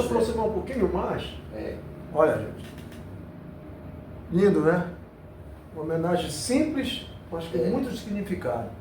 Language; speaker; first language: Portuguese; native; Portuguese